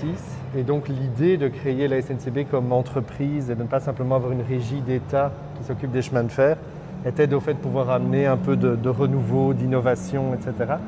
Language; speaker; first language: French; native; French